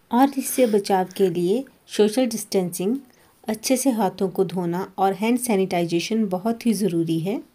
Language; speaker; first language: Hindi; native; Hindi